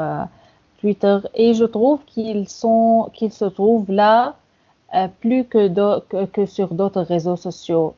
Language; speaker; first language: French; non-native, fluent; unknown